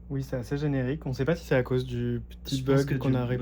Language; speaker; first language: French; native; French